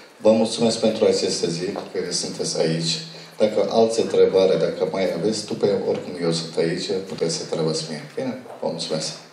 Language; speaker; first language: Romanian; non-native, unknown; Turkish